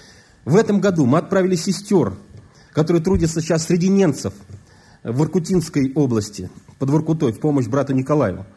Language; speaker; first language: Russian; native; Russian